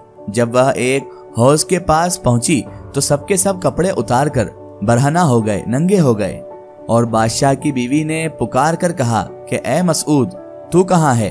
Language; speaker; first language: Hindi; native; Hindi